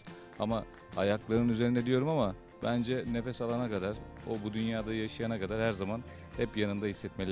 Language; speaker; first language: Turkish; native; Turkish